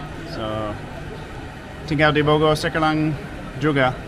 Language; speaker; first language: Indonesian; non-native, learner; English